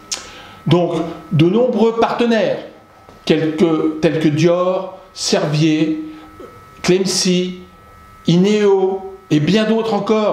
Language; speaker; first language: French; native; French